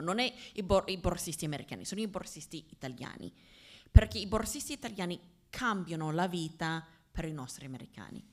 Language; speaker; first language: Italian; non-native, fluent; English